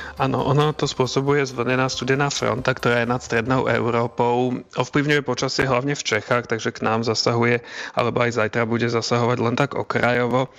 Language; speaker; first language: Slovak; native; Slovak